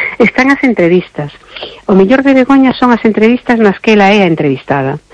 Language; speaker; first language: Galician; non-native, local second language; Spanish